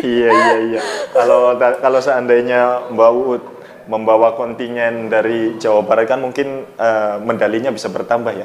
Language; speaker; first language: Indonesian; native; Indonesian